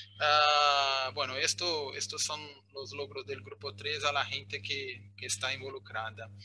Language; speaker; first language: Spanish; non-native, fluent; Portuguese